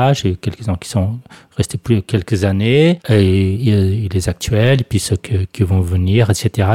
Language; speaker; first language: French; non-native, fluent; Portuguese